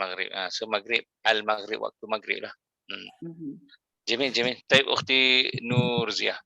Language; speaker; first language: Malay; native; Malay